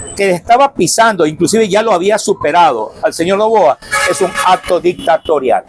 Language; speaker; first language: Spanish; native; Spanish